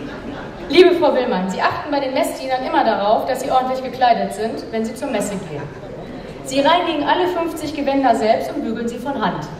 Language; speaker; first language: German; native; German